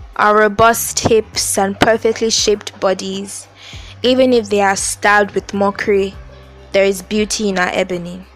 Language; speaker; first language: English; non-native, local second language; Yoruba